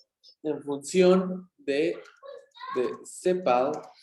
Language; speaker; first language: Spanish; native; Spanish